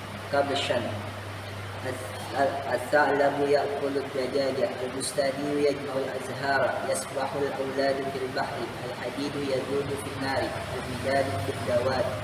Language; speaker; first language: Arabic; non-native, learner; Indonesian